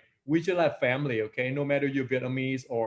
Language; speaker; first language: English; non-native, fluent; Vietnamese